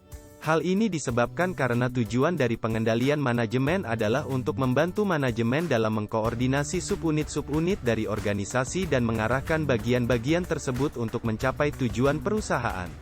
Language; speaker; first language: Indonesian; native; Indonesian